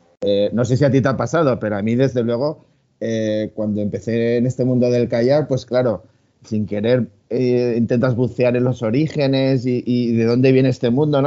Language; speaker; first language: Spanish; native; Spanish